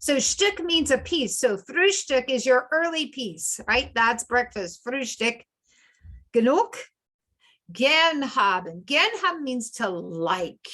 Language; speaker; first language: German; non-native, fluent; English